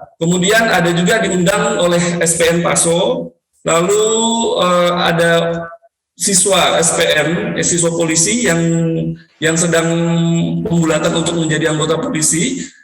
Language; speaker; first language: Indonesian; native; Indonesian